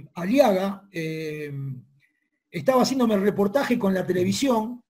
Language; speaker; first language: Spanish; native; Spanish